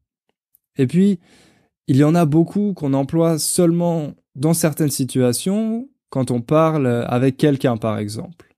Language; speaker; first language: French; native; French